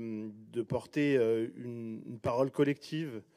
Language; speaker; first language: French; native; French